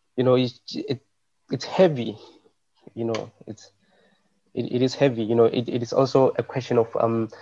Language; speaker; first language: English; non-native, local second language; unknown